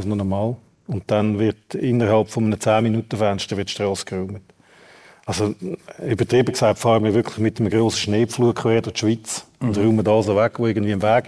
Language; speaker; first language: German; native; German